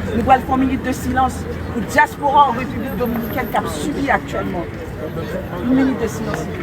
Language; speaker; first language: French; non-native, local second language; Haitian Creole